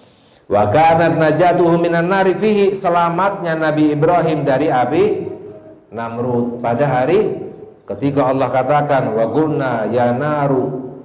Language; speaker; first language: Indonesian; native; Indonesian